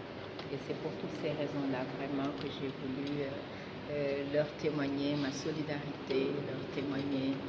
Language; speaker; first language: French; non-native, local second language; Wolof